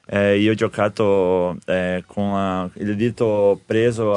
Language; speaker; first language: Italian; non-native, learner; Portuguese